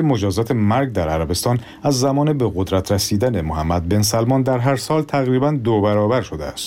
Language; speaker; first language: Persian; native; Persian